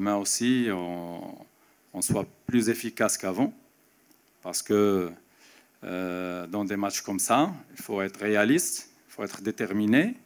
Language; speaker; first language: French; non-native, local second language; Arabic